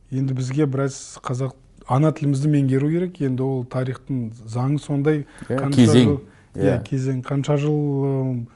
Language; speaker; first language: Kazakh; non-native, local second language; Russian